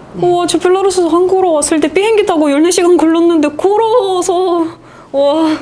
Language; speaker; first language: Korean; non-native, fluent; Russian